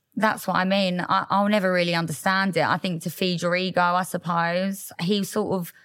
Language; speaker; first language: English; native; English